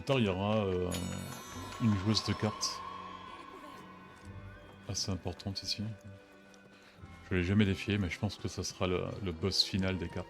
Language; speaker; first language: French; native; French